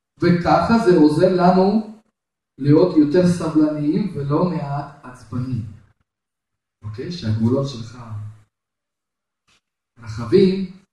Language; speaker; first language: Hebrew; non-native, fluent; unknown